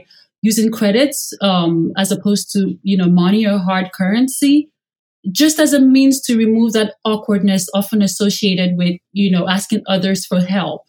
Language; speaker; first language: English; non-native, local second language; Yoruba